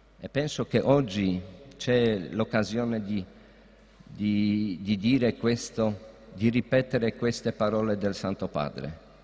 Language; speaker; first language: Italian; non-native, fluent; Polish